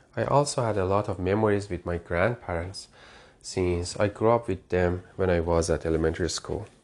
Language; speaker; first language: English; non-native, fluent; Persian